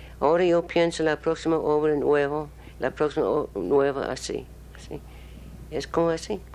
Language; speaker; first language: Spanish; non-native, learner; English